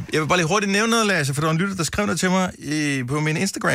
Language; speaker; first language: Danish; native; Danish